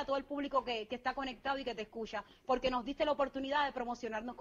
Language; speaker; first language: Spanish; native; Spanish